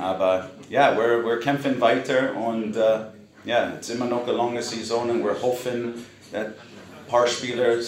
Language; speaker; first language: German; non-native, fluent; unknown